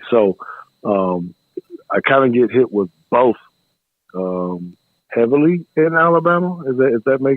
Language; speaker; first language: English; native; English